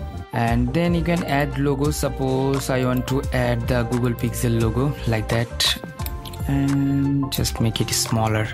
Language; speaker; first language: English; non-native, fluent; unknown